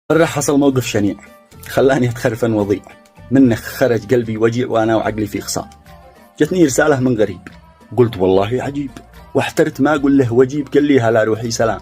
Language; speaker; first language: Arabic; native; Arabic